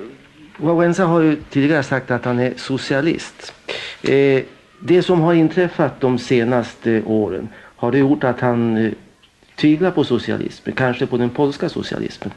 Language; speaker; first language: Swedish; native; Swedish